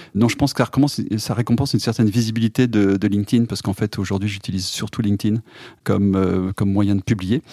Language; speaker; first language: French; native; French